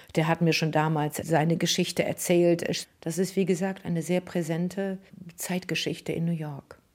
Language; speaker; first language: German; native; German